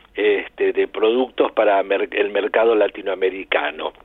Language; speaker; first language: Spanish; native; Spanish